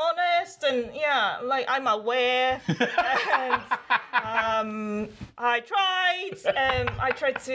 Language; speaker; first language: English; non-native, learner; Japanese